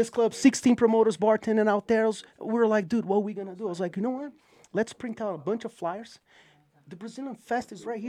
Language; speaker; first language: English; non-native, fluent; Portuguese